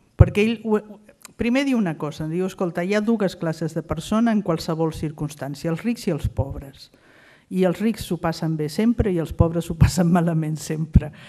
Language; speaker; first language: Catalan; non-native, fluent; Spanish